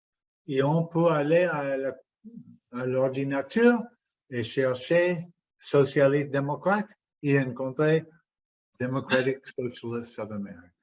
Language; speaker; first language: French; non-native, fluent; English